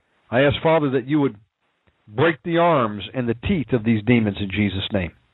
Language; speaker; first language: English; native; English